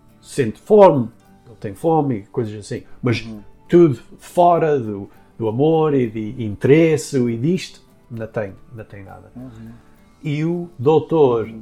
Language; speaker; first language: Portuguese; early bilingual, heritage; Portuguese